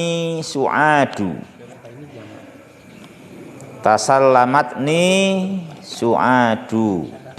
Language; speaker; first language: Arabic; non-native, fluent; Indonesian